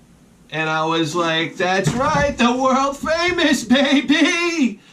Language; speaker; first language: English; native; English